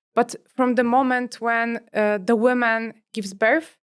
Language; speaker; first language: English; non-native, fluent; Polish